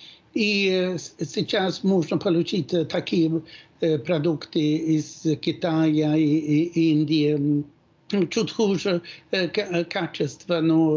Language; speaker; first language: Russian; non-native, fluent; Swedish